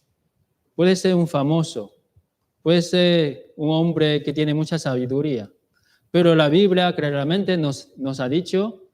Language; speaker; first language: Spanish; non-native, learner; Chinese